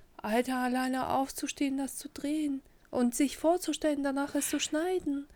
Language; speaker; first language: German; early bilingual, other home language; Russian